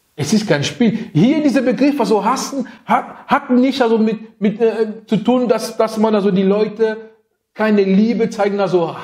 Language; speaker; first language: German; non-native, fluent; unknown